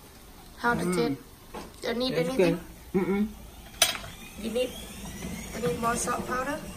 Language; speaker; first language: English; non-native, learner; Thai